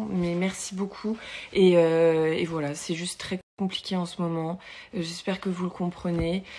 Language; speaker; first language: French; native; French